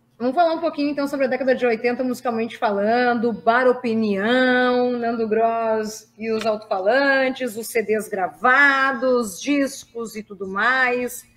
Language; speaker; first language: Portuguese; native; Portuguese